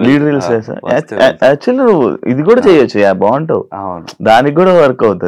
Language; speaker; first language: Telugu; native; Telugu